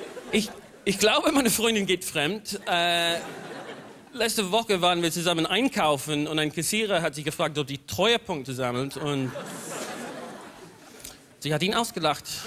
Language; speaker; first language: German; non-native, fluent; English